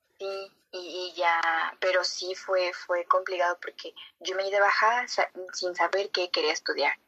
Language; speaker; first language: Spanish; native; Spanish